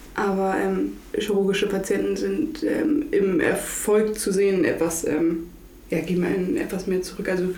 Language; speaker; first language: German; native; German